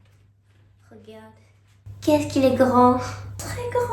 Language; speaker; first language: French; non-native, fluent; Korean